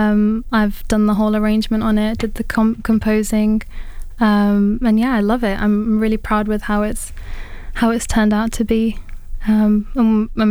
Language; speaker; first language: English; native; English